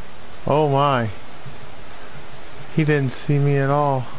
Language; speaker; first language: English; native; English